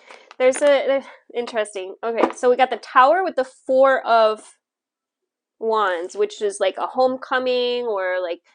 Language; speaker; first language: English; native; English